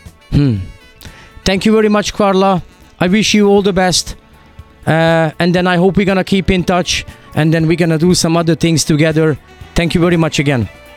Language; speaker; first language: English; non-native, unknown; Hungarian